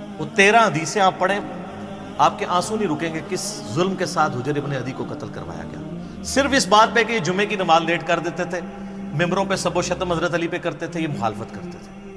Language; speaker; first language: Urdu; non-native, local second language; Punjabi